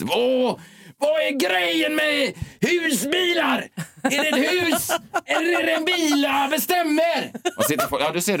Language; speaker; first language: Swedish; native; Swedish